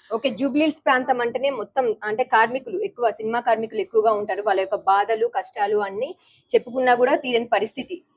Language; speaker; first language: Telugu; native; Telugu